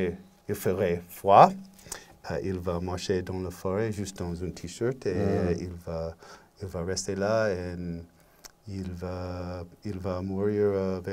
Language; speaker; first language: French; non-native, learner; English